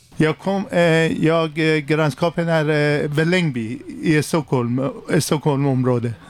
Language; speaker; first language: Swedish; non-native, learner; Persian